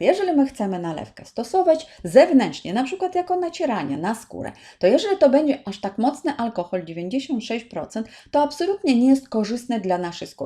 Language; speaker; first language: Polish; non-native, fluent; Ukrainian